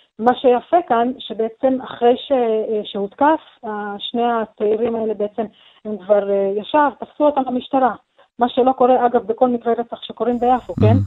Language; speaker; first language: Hebrew; non-native, local second language; Arabic